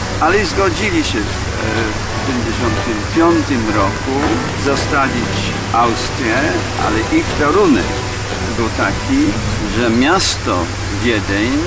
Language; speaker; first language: Polish; non-native, fluent; English